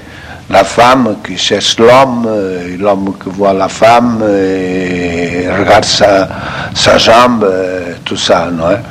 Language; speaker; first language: French; non-native, fluent; Portuguese